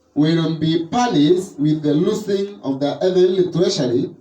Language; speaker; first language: English; non-native, local second language; Swahili